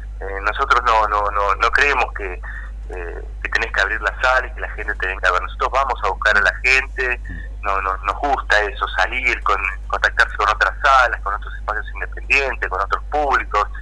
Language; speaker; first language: Spanish; native; Spanish